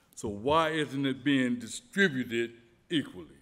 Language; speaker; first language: English; native; English